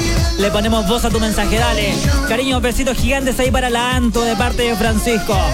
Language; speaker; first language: Spanish; native; Spanish